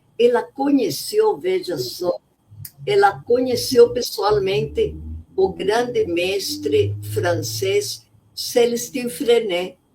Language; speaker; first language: Portuguese; non-native, fluent; Spanish